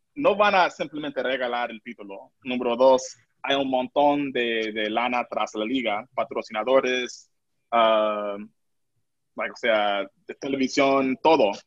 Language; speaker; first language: Spanish; non-native, local second language; English